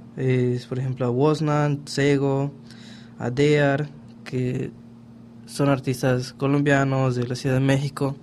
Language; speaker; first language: Spanish; native; Spanish